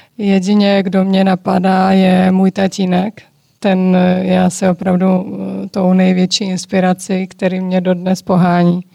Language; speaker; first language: Czech; early bilingual, other home language; Georgian